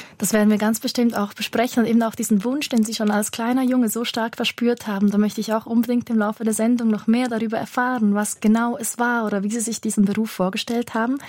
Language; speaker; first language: German; native; German